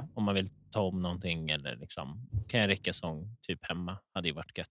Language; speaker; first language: Swedish; native; Swedish